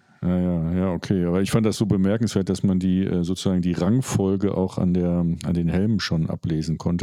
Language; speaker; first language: German; native; German